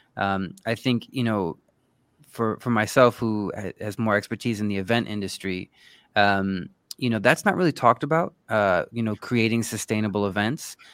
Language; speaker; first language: English; native; English